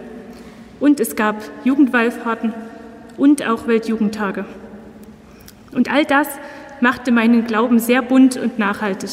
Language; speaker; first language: German; native; German